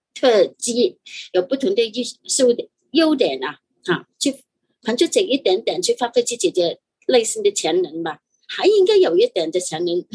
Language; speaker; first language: Chinese; non-native, fluent; Cantonese